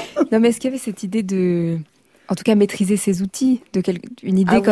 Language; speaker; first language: French; native; French